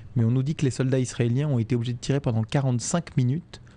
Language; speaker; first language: French; native; French